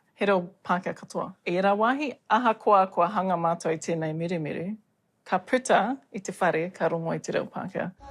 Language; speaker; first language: Māori; non-native, local second language; English